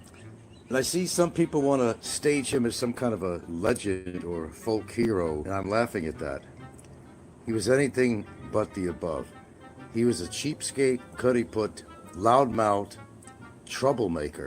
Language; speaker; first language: English; native; English